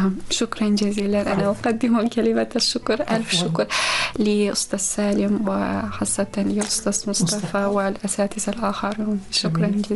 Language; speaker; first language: Arabic; non-native, fluent; Uzbek